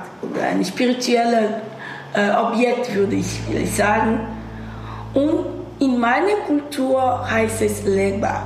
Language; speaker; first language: German; non-native, fluent; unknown